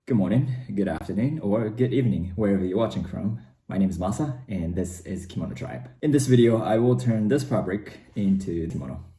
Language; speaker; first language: English; non-native, fluent; Japanese